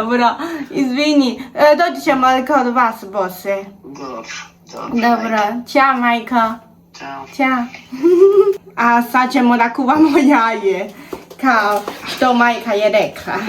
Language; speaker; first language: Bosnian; non-native, learner; Chinese